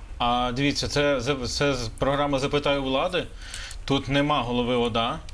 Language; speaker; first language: Ukrainian; native; Ukrainian